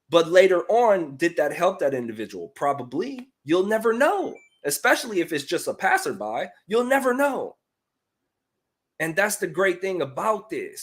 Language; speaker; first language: English; native; English